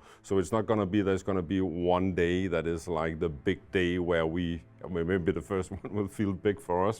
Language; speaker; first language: English; non-native, fluent; Danish